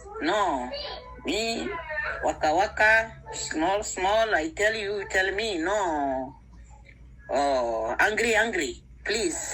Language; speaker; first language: English; non-native, learner; Fang